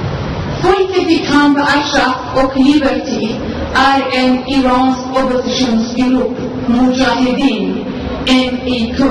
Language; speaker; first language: Swedish; non-native, fluent; Persian